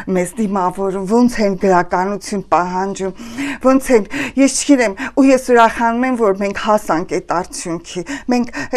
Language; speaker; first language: Armenian; native; Armenian